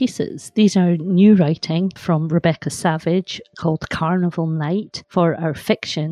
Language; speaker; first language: English; native; English